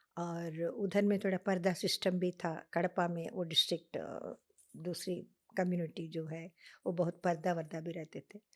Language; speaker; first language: Hindi; non-native, local second language; Telugu